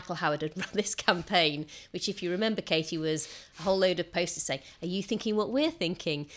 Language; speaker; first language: English; native; English